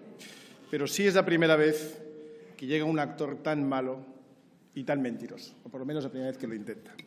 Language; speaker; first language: Spanish; native; Spanish